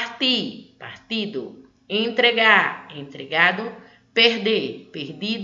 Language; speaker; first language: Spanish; non-native, learner; Portuguese